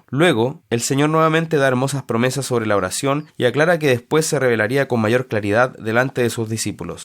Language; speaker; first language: Spanish; native; Spanish